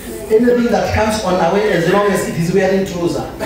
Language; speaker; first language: English; non-native, local second language; Swahili